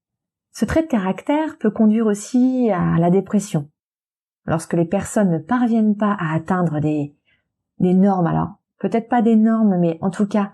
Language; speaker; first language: French; native; French